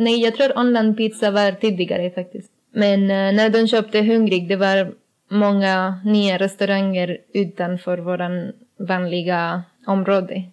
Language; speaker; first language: Swedish; non-native, learner; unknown